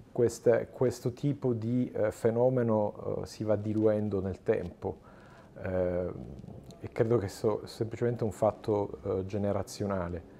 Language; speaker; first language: Italian; native; Italian